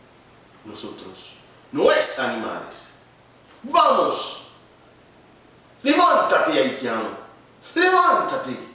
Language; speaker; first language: Spanish; non-native, learner; Haitian Creole